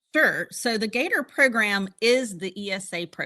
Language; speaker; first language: English; native; English